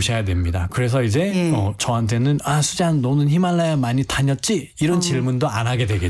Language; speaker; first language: Korean; non-native, fluent; Nepali